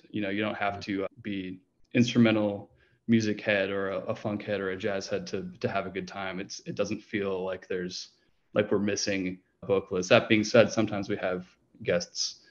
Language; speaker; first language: English; native; English